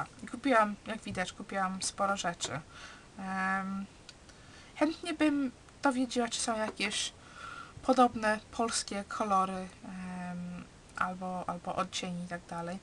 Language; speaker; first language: Polish; early bilingual, heritage; Polish